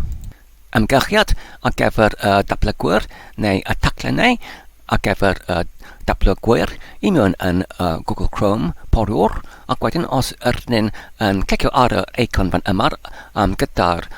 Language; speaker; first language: Welsh; non-native, learner; Polish